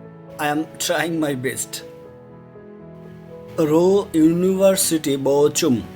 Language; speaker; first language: English; non-native, fluent; Bangla